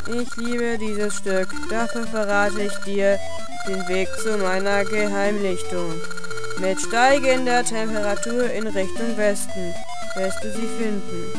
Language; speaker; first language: German; native; German